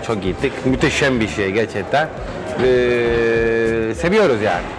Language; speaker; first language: Turkish; non-native, learner; Italian